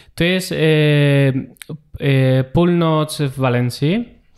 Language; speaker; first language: Polish; non-native, learner; Spanish